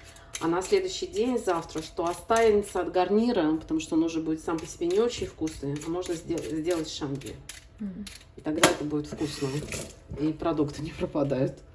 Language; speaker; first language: Russian; native; Russian